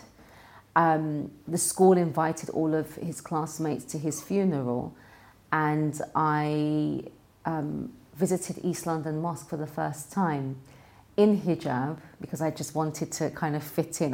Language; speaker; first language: English; native; English